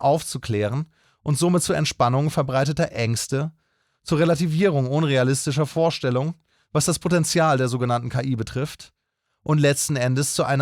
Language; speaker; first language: German; native; German